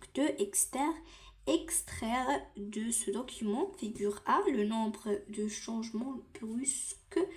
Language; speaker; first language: French; non-native, local second language; Arabic